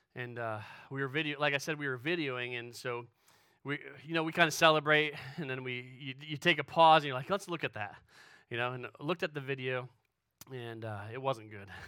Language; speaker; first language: English; native; English